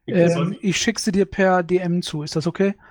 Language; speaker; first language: German; native; German